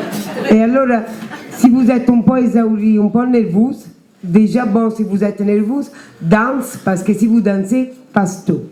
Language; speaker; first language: French; non-native, learner; Italian